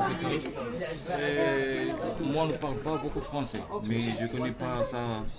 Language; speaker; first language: French; non-native, learner; Arabic